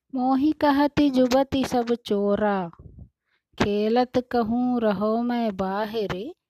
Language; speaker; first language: Hindi; non-native, local second language; Kannada